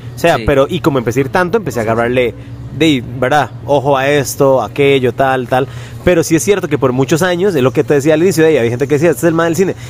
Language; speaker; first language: Spanish; native; Spanish